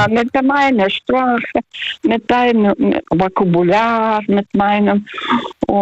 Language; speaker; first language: German; non-native, fluent; Russian